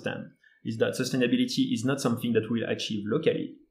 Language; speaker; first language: English; non-native, fluent; French